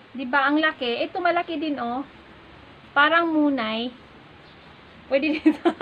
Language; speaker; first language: Filipino; non-native, local second language; Cebuano